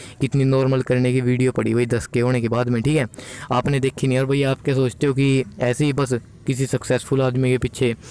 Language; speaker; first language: Hindi; native; Hindi